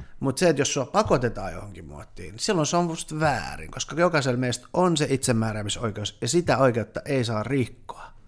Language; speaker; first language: Finnish; early bilingual, other home language; Persian